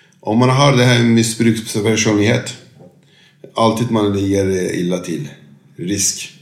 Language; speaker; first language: Swedish; non-native, fluent; Turkish